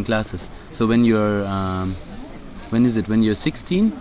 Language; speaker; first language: English; non-native, fluent; German